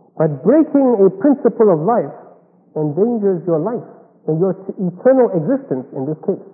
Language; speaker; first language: English; non-native, fluent; Chinese